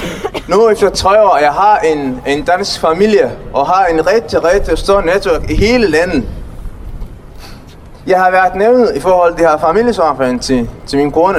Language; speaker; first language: Danish; non-native, learner; Tigrinya